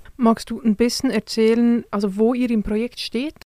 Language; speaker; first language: German; non-native, fluent; Spanish